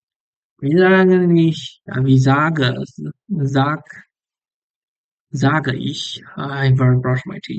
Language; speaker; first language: German; non-native, learner; English